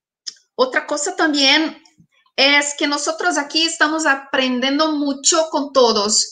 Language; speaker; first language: Spanish; non-native, fluent; Portuguese